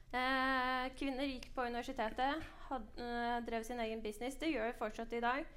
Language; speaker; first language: Norwegian; early bilingual, other home language; Persian